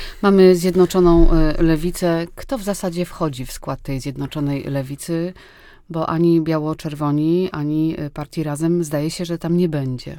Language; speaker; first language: Polish; native; Polish